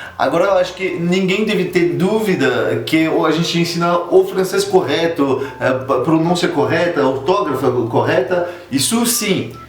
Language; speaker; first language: Portuguese; non-native, fluent; French